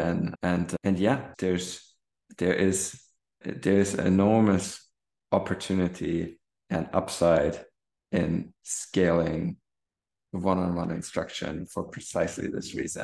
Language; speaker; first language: English; non-native, fluent; German